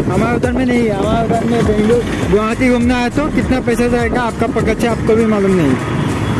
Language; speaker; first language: Hindi; non-native, local second language; Assamese